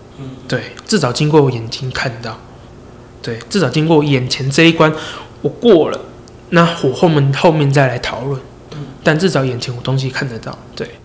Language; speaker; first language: Chinese; native; Chinese